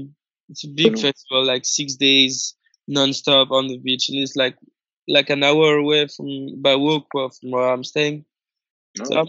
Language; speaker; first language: English; non-native, fluent; French